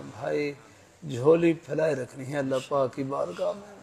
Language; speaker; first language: Urdu; native; Urdu